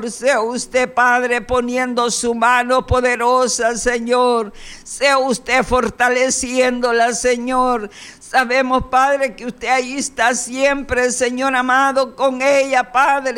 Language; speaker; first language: Spanish; native; Spanish